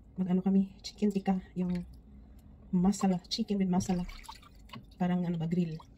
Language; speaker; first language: Filipino; non-native, local second language; Cebuano